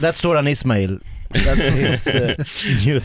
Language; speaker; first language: English; non-native, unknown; Swedish